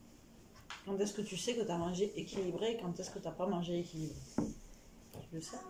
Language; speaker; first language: French; native; French